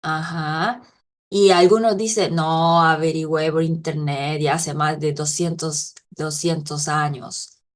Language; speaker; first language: Spanish; non-native, fluent; Korean